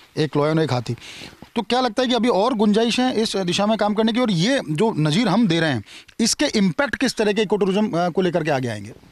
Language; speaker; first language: Hindi; native; Hindi